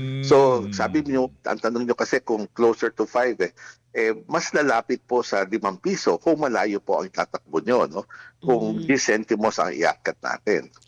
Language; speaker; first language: Filipino; native; Filipino